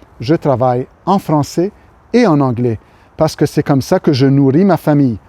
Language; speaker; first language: French; native; French